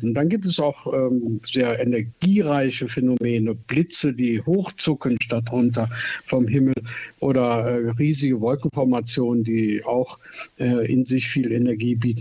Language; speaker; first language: German; native; German